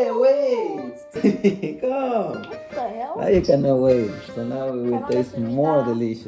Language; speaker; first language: English; non-native, fluent; Spanish